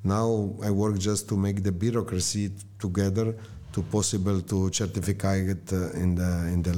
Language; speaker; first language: English; non-native, learner; Slovenian